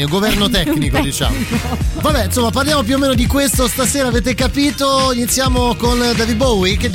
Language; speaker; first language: Italian; native; Italian